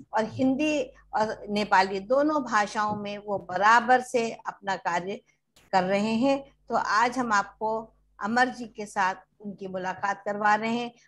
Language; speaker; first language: Hindi; native; Hindi